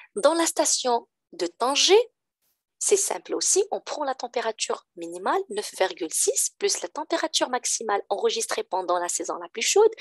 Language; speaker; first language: French; non-native, local second language; Arabic